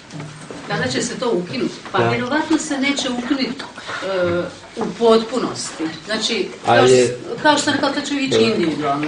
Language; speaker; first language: Croatian; native; Croatian